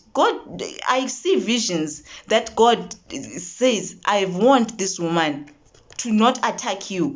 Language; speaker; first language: English; non-native, local second language; Zulu